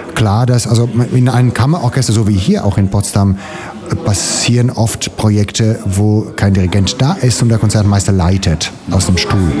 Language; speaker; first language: German; non-native, fluent; Italian